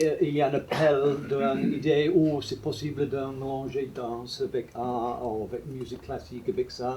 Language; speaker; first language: French; non-native, fluent; English